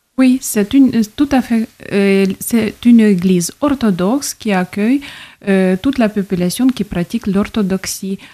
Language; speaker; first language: French; non-native, fluent; Ukrainian